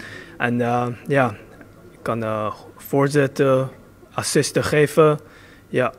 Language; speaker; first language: Dutch; early bilingual, other home language; Chinese